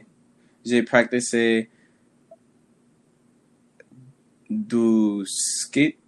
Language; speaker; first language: French; non-native, learner; English